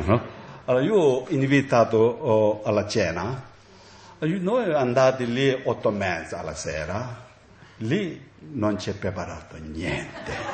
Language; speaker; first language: Italian; non-native, learner; Tibetan